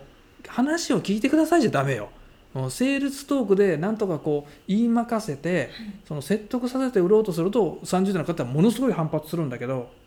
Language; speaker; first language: Japanese; native; Japanese